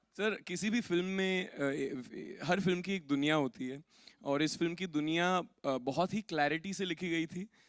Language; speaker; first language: Hindi; native; Hindi